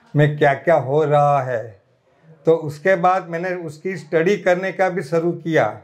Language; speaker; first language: Hindi; non-native, local second language; Gujarati